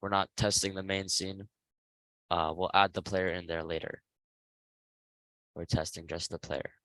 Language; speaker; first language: English; native; English